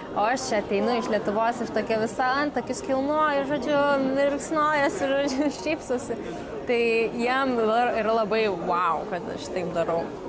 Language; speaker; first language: Lithuanian; native; Lithuanian